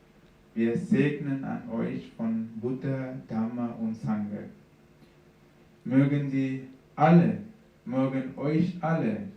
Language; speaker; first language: German; non-native, fluent; Sinhala